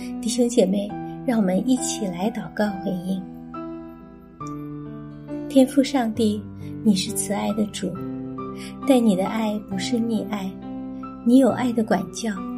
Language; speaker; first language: Chinese; native; Chinese